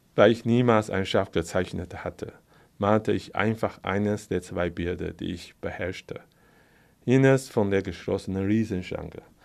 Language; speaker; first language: German; non-native, fluent; Chinese